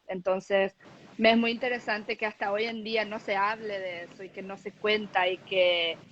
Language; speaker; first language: Spanish; early bilingual, heritage; Spanish